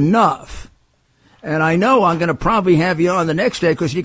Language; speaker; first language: English; native; English